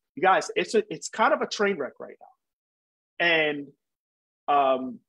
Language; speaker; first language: English; native; English